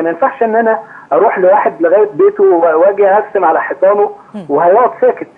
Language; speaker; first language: Arabic; native; Arabic